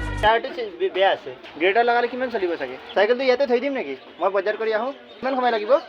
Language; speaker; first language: Assamese; non-native, local second language; Nepali